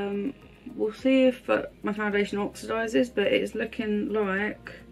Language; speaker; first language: English; native; English